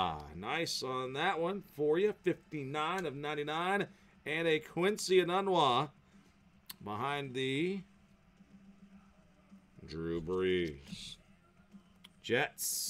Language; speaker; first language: English; native; English